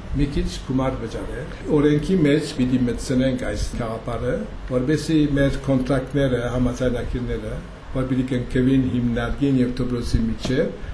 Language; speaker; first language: Armenian; early bilingual, heritage; Armenian